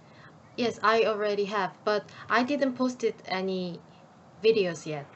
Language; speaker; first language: English; non-native, learner; Korean